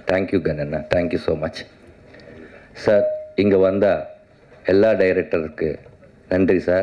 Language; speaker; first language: Tamil; non-native, learner; Telugu